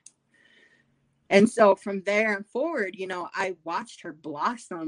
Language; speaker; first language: English; native; English